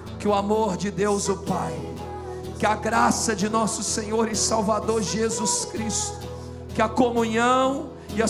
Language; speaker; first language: Portuguese; native; Portuguese